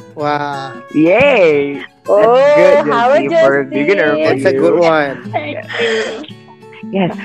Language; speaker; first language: English; non-native, fluent; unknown